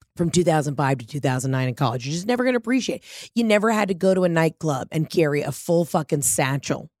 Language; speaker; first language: English; early bilingual, other home language; Italian